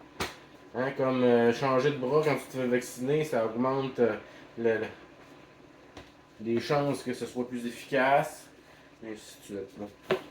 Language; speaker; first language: French; native; French